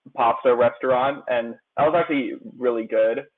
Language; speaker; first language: English; native; English